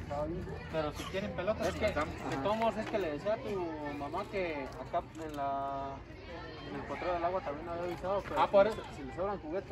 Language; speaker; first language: Spanish; native; Spanish